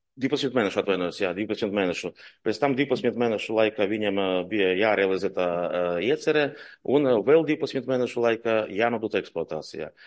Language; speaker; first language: Latvian; non-native, local second language; Russian